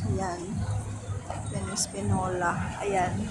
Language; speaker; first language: Filipino; native; Filipino